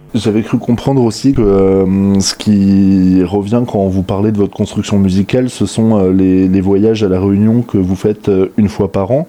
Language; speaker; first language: French; native; French